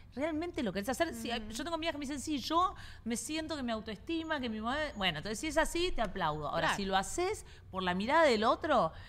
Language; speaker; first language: Spanish; native; Spanish